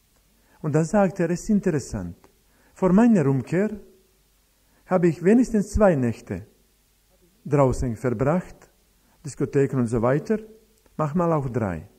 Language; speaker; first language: German; non-native, fluent; Croatian